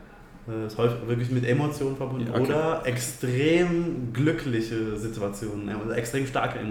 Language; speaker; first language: German; native; German